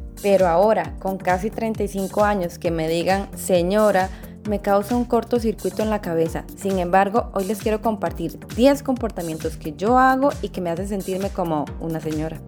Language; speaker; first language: Spanish; native; Spanish